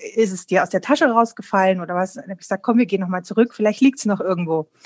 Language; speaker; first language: German; non-native, fluent; Polish